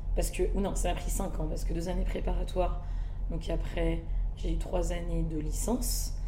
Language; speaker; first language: French; early bilingual, other home language; Malagasy